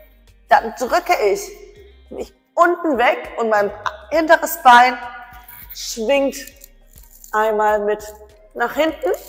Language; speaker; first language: German; native; German